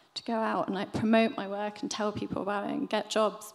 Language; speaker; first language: English; native; English